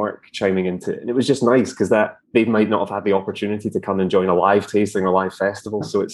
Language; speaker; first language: English; native; English